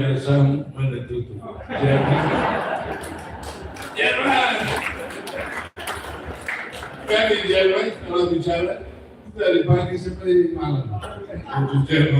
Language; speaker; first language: Indonesian; non-native, fluent; German